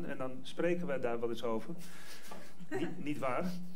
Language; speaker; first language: Dutch; native; Dutch